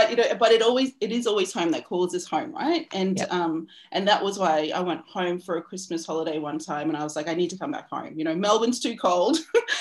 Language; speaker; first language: English; native; English